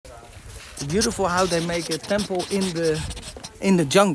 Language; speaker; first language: English; non-native, learner; Dutch